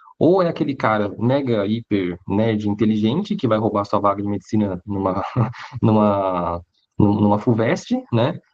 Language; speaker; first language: Portuguese; early bilingual, other home language; Chinese